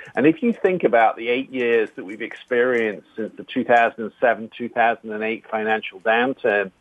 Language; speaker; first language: English; native; English